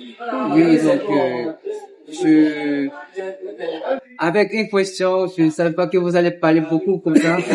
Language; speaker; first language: French; non-native, learner; Korean